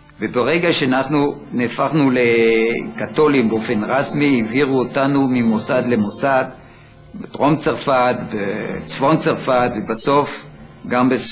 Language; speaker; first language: Hebrew; early bilingual, other home language; French